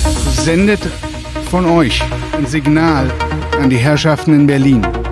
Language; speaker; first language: German; native; German